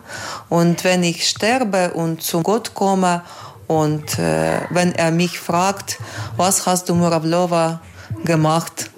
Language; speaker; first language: German; non-native, fluent; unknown